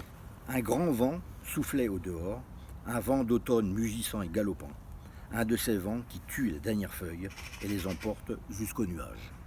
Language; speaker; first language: French; native; French